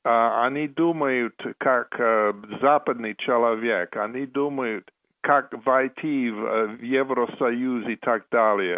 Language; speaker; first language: Russian; non-native, fluent; English